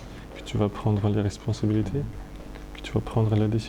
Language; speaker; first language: French; non-native, fluent; Russian